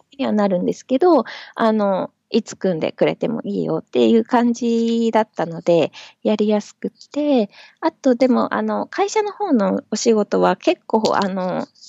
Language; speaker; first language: Japanese; native; Japanese